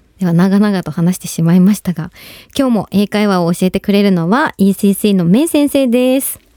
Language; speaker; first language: Japanese; native; Japanese